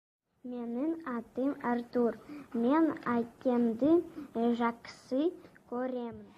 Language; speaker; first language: Kazakh; non-native, local second language; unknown